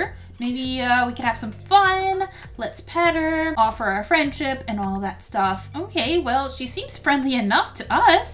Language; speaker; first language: English; native; English